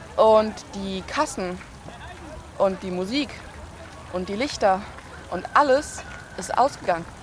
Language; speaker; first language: German; native; German